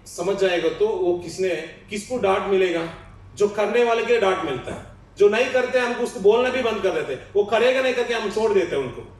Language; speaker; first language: Hindi; non-native, local second language; Telugu